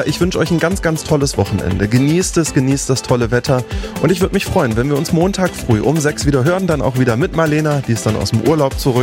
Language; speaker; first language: German; native; German